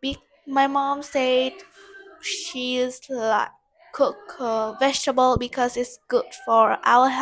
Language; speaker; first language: English; non-native, learner; Vietnamese